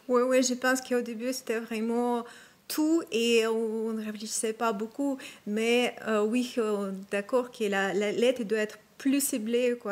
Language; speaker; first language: French; non-native, fluent; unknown